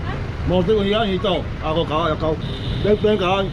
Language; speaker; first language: Filipino; non-native, learner; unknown